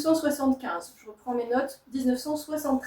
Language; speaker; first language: French; native; French